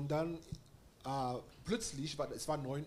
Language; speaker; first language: German; non-native, fluent; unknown